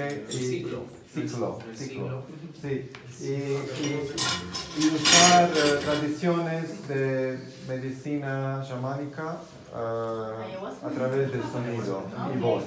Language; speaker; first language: Spanish; non-native, fluent; Croatian